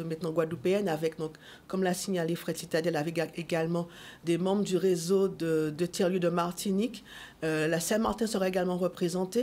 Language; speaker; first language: French; native; French